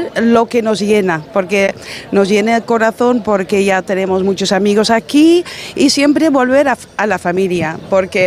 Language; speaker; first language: Spanish; non-native, fluent; Dutch